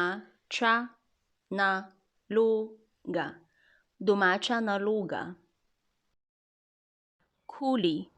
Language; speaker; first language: Slovenian; non-native, learner; Chinese